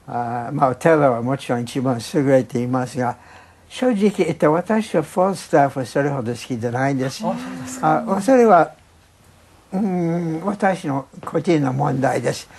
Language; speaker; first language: Japanese; non-native, fluent; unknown